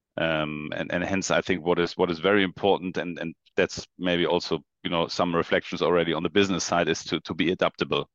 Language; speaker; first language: English; non-native, fluent; German